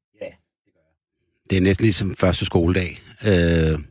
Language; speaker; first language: Danish; native; Danish